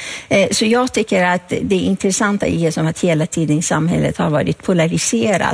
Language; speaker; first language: Swedish; non-native, fluent; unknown